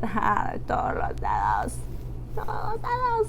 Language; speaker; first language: Spanish; non-native, learner; English